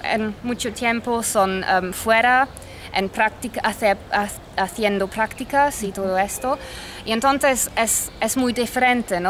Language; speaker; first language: Spanish; non-native, fluent; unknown